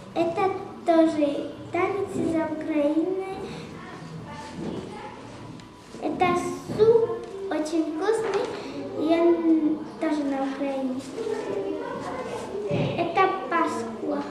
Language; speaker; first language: Russian; early bilingual, heritage; Russian